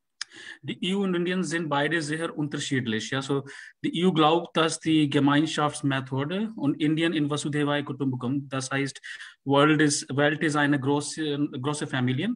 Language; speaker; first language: German; non-native, learner; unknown